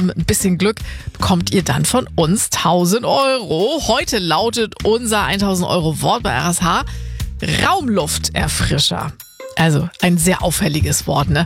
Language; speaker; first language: German; native; German